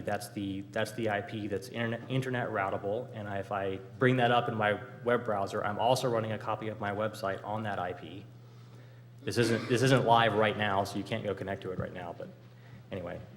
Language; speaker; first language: English; native; English